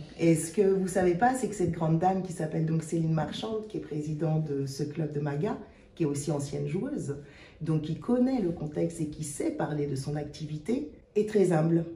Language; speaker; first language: French; native; French